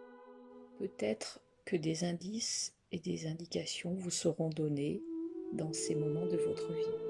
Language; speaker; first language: French; native; French